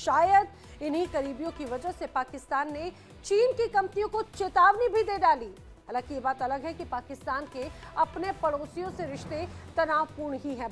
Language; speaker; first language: Hindi; native; Hindi